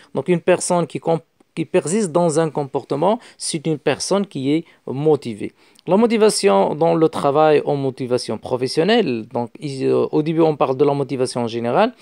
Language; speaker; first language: French; non-native, local second language; Arabic